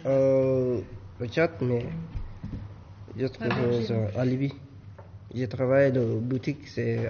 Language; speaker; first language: French; non-native, learner; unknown